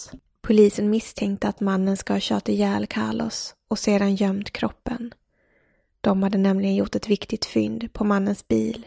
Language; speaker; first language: Swedish; native; Swedish